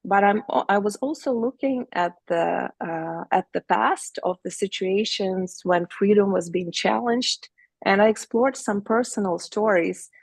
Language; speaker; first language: English; non-native, fluent; Ukrainian